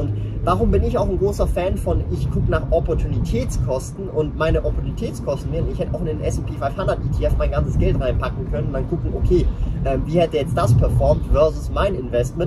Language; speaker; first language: German; native; German